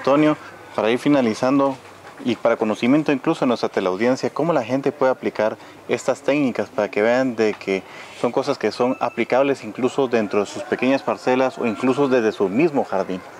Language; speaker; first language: Spanish; native; Spanish